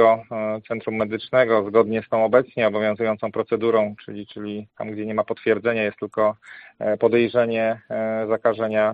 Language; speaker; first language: Polish; native; Polish